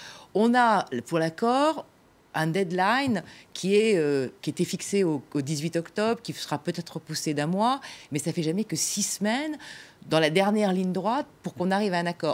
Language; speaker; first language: French; native; French